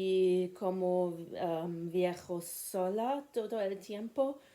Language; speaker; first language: Spanish; non-native, learner; German